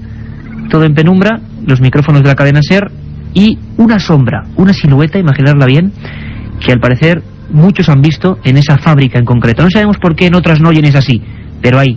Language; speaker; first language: Spanish; native; Spanish